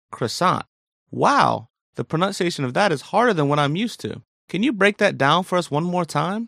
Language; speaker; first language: English; native; English